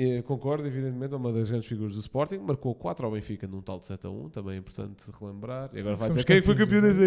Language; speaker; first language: Portuguese; native; Portuguese